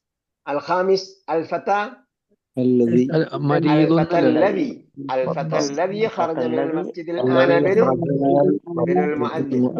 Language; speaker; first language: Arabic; non-native, fluent; Malayalam